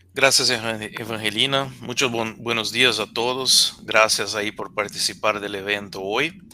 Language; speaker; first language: Spanish; non-native, fluent; Portuguese